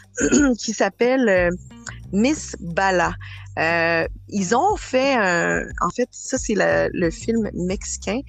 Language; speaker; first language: French; native; French